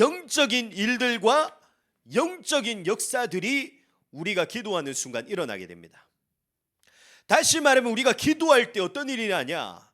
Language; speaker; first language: Korean; native; Korean